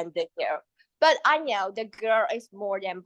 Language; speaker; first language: English; non-native, learner; Chinese